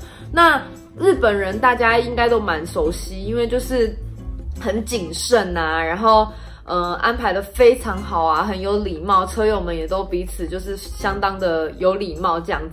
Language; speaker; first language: Chinese; native; Chinese